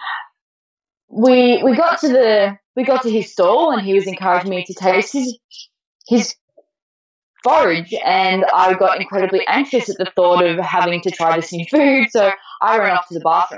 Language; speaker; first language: English; native; English